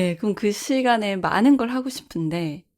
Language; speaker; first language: Korean; native; Korean